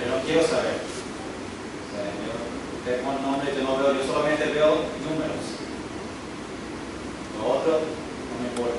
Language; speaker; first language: Spanish; early bilingual, heritage; English